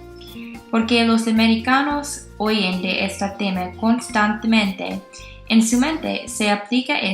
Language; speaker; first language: Spanish; non-native, learner; English